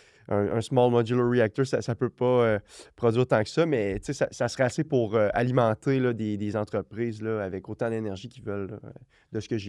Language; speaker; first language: French; native; French